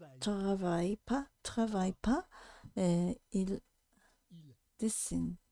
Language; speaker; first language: French; non-native, learner; Japanese